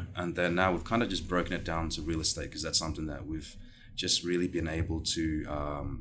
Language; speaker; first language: English; native; English